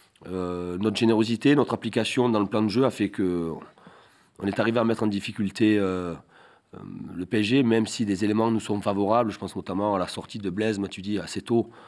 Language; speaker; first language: French; native; French